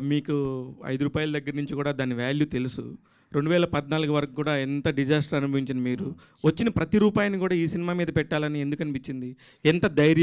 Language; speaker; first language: Telugu; native; Telugu